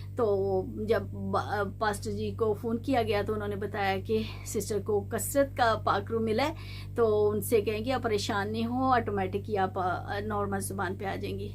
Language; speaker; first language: Urdu; native; Urdu